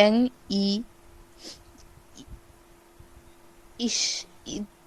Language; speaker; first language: Korean; non-native, learner; Bangla